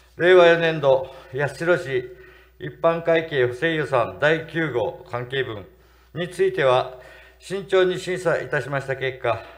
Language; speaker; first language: Japanese; native; Japanese